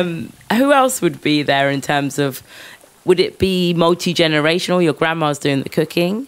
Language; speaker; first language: English; native; English